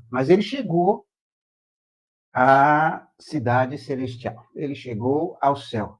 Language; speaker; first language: Portuguese; native; Portuguese